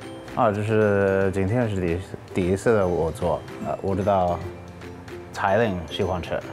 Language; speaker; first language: Chinese; non-native, learner; English